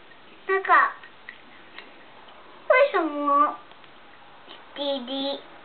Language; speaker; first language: Chinese; early bilingual, heritage; Chinese